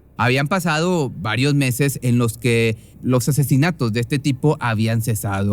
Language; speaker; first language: Spanish; native; Spanish